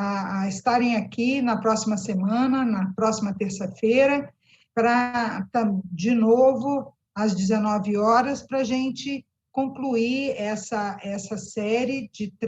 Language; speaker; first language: Portuguese; native; Portuguese